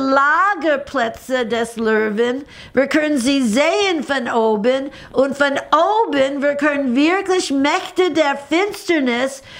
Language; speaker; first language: German; non-native, fluent; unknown